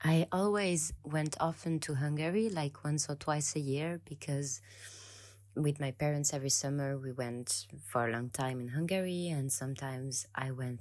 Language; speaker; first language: English; non-native, fluent; French